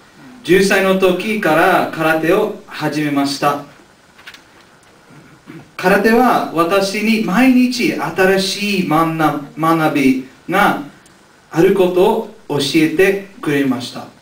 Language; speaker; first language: Japanese; non-native, learner; English